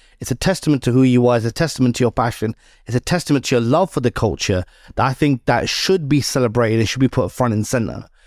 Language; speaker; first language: English; native; English